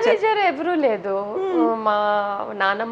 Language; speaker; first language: Telugu; non-native, fluent; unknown